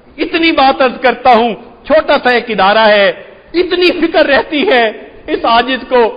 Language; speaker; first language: Urdu; non-native, local second language; Punjabi